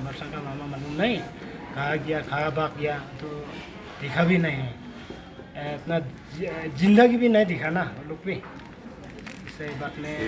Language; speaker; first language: Hindi; non-native, local second language; Khasi